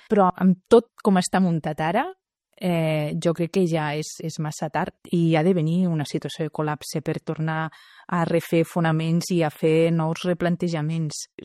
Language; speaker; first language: Catalan; native; Catalan